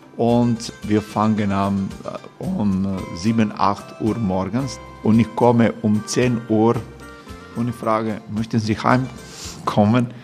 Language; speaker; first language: German; non-native, learner; Croatian